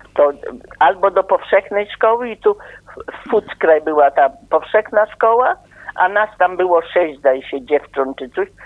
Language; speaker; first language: Polish; native; Polish